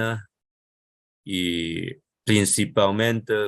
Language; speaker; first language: Portuguese; non-native, local second language; Chinese